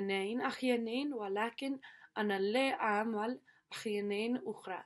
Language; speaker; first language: Arabic; non-native, learner; English